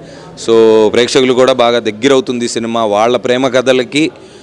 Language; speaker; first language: Telugu; native; Telugu